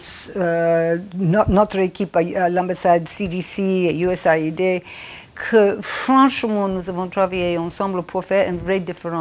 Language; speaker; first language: French; non-native, fluent; English